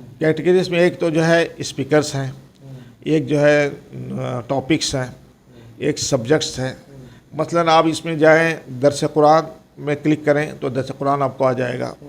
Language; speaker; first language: Urdu; non-native, local second language; Konkani